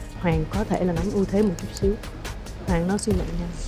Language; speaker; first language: Vietnamese; native; Vietnamese